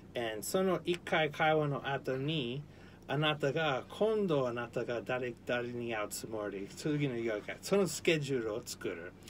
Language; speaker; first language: Japanese; non-native, learner; English